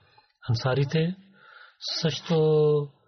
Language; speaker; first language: Bulgarian; non-native, learner; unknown